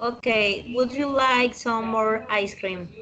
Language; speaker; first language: English; non-native, learner; Spanish